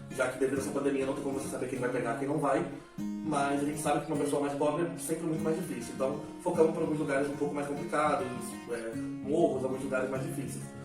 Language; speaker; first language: Portuguese; native; Portuguese